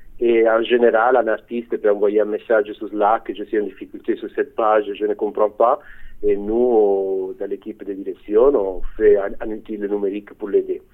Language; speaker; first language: French; non-native, fluent; Italian